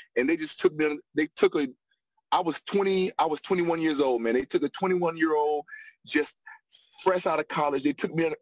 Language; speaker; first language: English; native; English